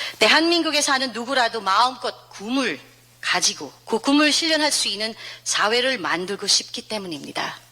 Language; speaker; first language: Korean; non-native, fluent; Filipino